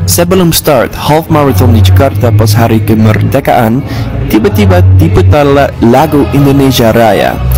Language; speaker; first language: Indonesian; non-native, fluent; Dutch